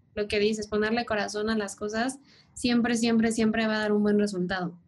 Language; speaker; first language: Spanish; native; Spanish